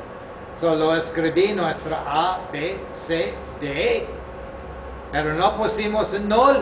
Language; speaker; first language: Spanish; non-native, fluent; English